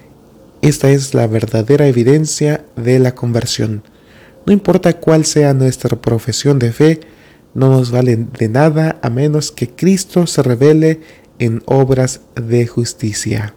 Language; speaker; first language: Spanish; native; Spanish